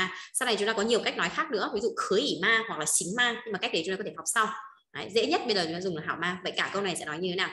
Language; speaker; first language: Vietnamese; native; Vietnamese